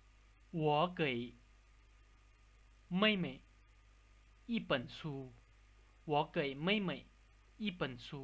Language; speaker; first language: Chinese; non-native, fluent; Lao